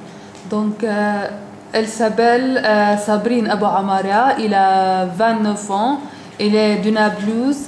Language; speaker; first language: French; non-native, learner; Arabic